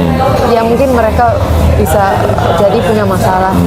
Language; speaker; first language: Indonesian; non-native, fluent; Finnish